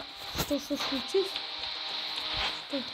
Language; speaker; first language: Russian; non-native, learner; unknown